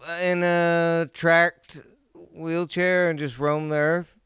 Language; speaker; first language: English; native; English